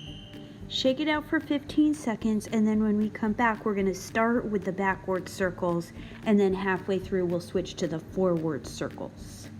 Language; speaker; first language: English; native; English